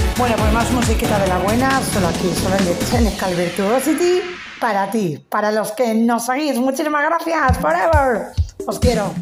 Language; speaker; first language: Spanish; native; Spanish